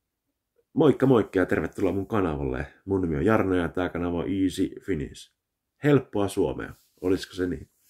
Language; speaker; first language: Finnish; early bilingual, heritage; Finnish